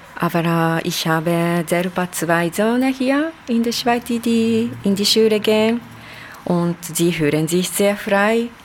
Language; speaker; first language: German; non-native, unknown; Japanese